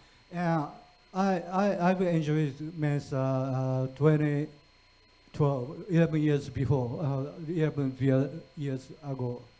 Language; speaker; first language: English; non-native, fluent; Japanese